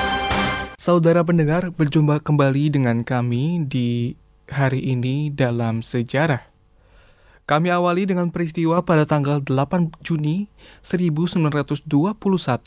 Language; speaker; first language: Indonesian; native; Indonesian